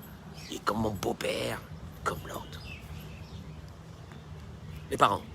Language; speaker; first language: French; native; French